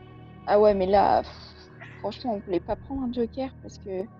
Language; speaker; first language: French; native; French